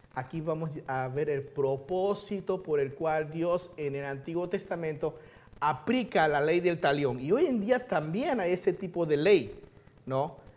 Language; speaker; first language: Spanish; early bilingual, other home language; Chinese